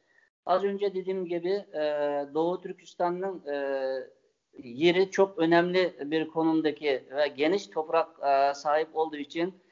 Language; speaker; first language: Turkish; non-native, fluent; Uyghur